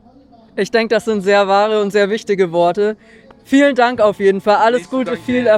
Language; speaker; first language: German; native; German